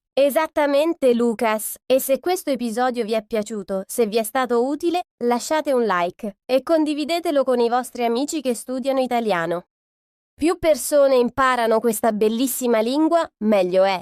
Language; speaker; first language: Italian; non-native, fluent; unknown